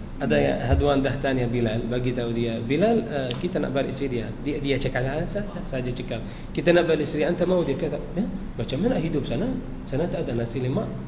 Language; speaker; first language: Malay; non-native, fluent; Arabic